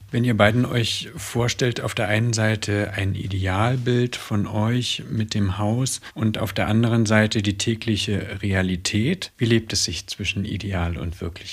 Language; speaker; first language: German; native; German